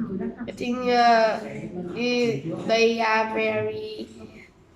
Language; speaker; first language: English; non-native, learner; Vietnamese